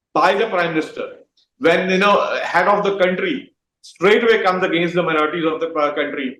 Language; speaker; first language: English; non-native, local second language; Punjabi